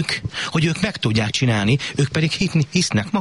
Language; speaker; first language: Hungarian; native; Hungarian